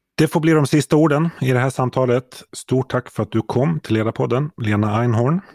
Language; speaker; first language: Swedish; native; Swedish